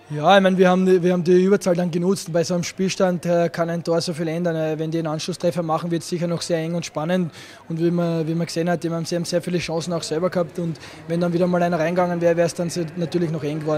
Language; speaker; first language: German; native; German